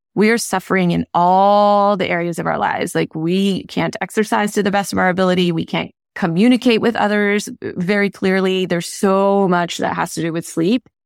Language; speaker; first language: English; non-native, local second language; Hindi